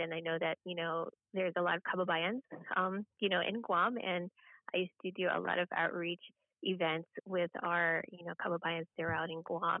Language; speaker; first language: English; native; English